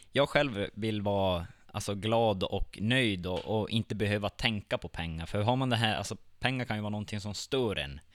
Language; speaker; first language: Swedish; native; Swedish